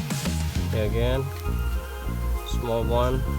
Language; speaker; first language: English; non-native, learner; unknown